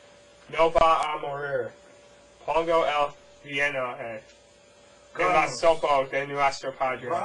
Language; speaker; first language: Spanish; non-native, learner; English